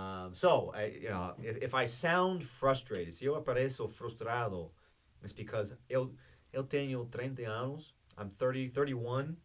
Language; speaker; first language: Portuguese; non-native, fluent; English